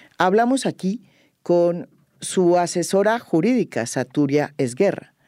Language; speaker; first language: Spanish; native; Spanish